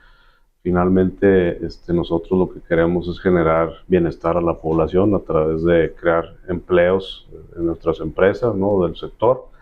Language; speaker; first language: Spanish; native; Spanish